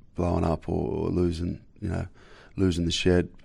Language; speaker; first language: English; native; English